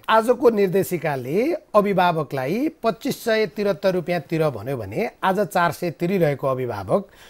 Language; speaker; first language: Nepali; native; Nepali